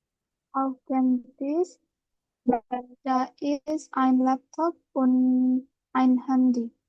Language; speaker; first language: German; non-native, learner; Indonesian